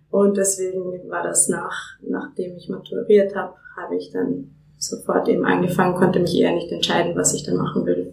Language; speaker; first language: German; native; German